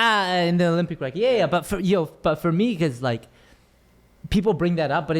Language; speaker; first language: English; native; English